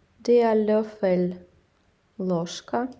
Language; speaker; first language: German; non-native, fluent; Ukrainian